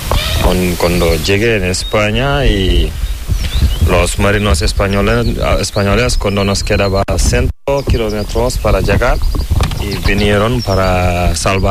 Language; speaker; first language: Spanish; non-native, learner; Fula